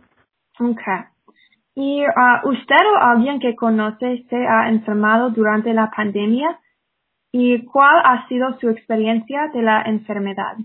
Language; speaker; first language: Spanish; non-native, fluent; English